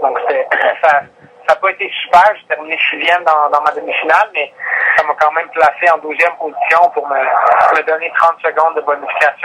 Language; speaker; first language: French; native; French